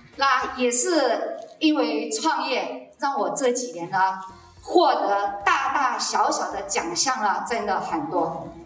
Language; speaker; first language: Chinese; native; Chinese